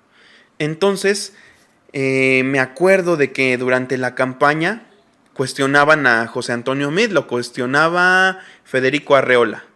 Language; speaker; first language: Spanish; native; Spanish